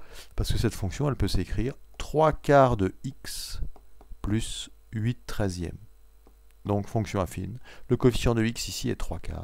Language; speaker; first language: French; native; French